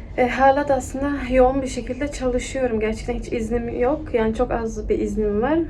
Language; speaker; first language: Turkish; early bilingual, heritage; Turkish